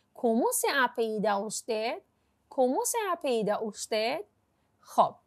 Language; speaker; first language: Spanish; non-native, fluent; Persian